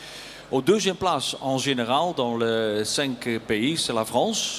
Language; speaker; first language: French; non-native, learner; Dutch